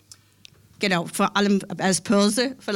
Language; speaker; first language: German; non-native, learner; English